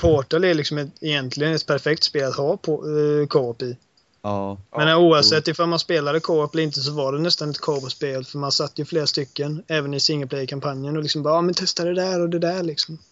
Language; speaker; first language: Swedish; native; Swedish